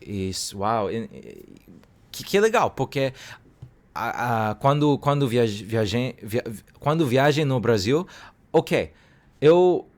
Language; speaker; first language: Portuguese; non-native, learner; Cantonese